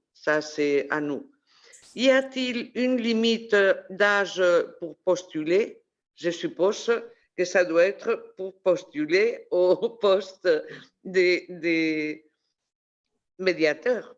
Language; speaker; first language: French; non-native, fluent; Spanish